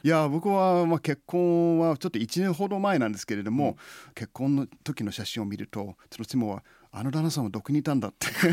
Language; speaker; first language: Japanese; non-native, fluent; English